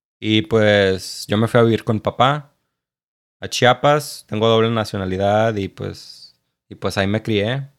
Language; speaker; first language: Spanish; native; Spanish